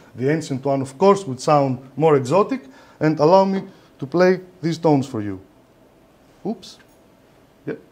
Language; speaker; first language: English; non-native, fluent; Greek